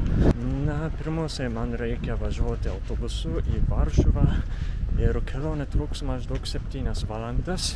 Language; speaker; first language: Lithuanian; non-native, fluent; Japanese